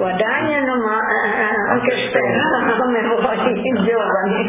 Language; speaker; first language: Italian; non-native, local second language; Slovenian